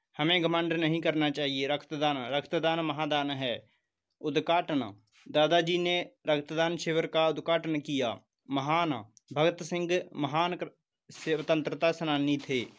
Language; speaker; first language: Hindi; non-native, local second language; Punjabi